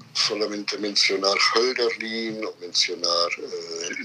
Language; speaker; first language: Spanish; non-native, fluent; German